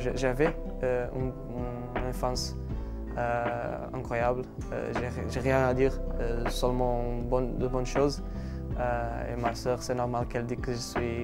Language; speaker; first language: French; non-native, learner; Portuguese